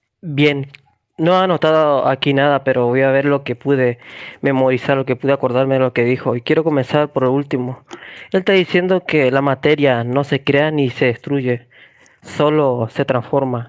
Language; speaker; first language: Spanish; native; Spanish